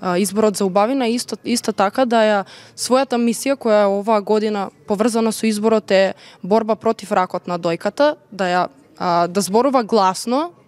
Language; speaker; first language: Macedonian; native; Macedonian